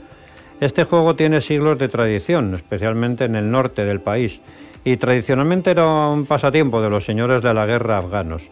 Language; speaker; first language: Spanish; native; Spanish